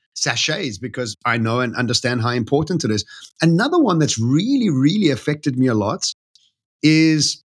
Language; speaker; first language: English; native; English